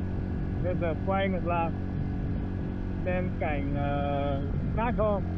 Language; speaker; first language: Vietnamese; non-native, fluent; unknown